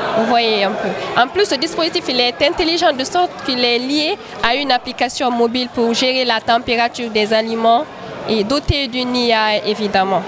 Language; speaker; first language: French; non-native, local second language; Fula